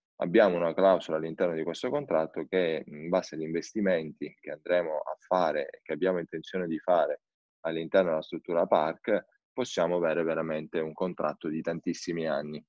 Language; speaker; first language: Italian; native; Italian